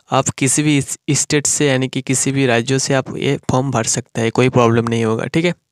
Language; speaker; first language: Hindi; non-native, local second language; Bangla